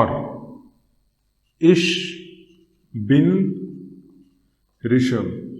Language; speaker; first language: German; non-native, fluent; Hindi